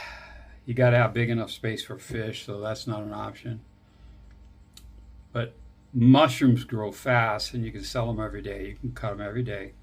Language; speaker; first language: English; native; English